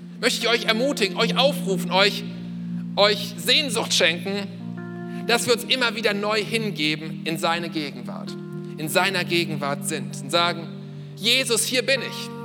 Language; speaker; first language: German; native; German